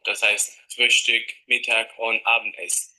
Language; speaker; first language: German; non-native, learner; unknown